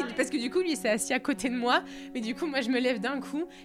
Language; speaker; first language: French; native; French